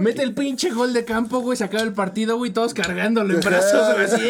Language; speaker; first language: Spanish; native; Spanish